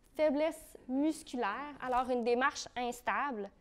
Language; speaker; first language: French; native; French